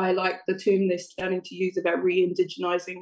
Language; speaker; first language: English; native; English